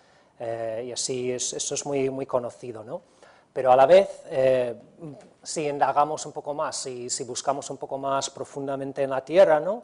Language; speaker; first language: Spanish; non-native, fluent; English